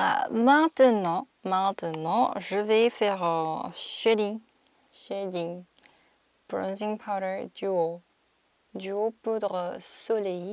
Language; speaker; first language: French; non-native, fluent; Korean